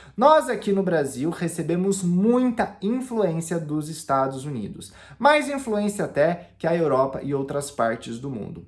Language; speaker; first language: Portuguese; native; Portuguese